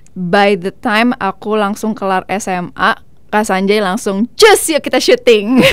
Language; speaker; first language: Indonesian; non-native, fluent; English